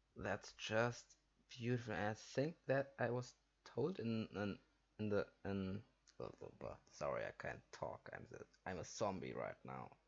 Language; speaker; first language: English; non-native, fluent; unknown